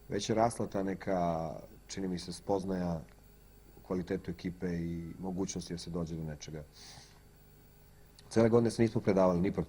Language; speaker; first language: Bosnian; native; Bosnian